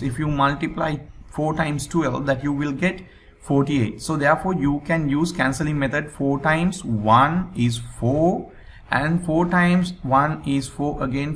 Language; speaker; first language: English; non-native, local second language; Sinhala